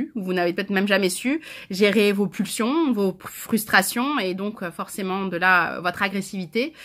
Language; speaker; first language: French; native; French